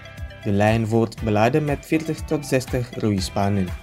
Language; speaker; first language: Dutch; non-native, fluent; Indonesian